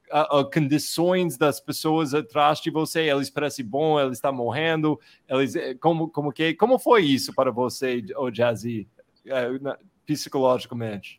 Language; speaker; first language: Portuguese; non-native, fluent; English